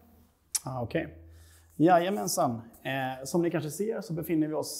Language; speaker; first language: Swedish; native; Swedish